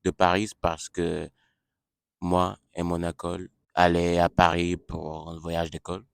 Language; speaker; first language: French; non-native, learner; English